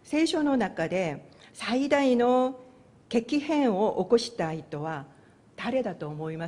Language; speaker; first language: Japanese; non-native, fluent; Korean